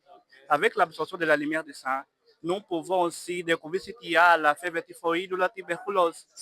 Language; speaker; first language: French; non-native, learner; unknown